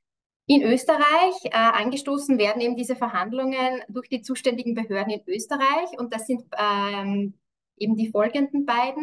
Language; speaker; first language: German; native; German